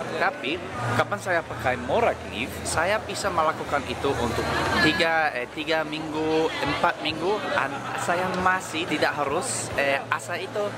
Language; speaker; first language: Indonesian; non-native, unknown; English